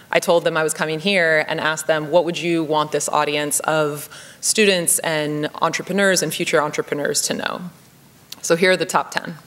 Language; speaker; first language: English; native; English